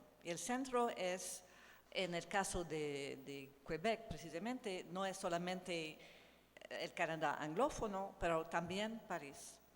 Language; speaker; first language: Spanish; non-native, learner; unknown